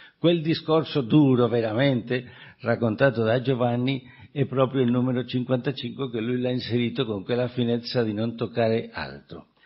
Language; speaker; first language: Italian; non-native, fluent; Spanish